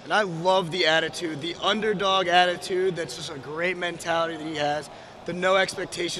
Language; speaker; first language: English; native; English